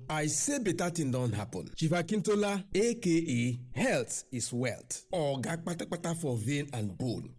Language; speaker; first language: Nigerian Pidgin; non-native, local second language; Yoruba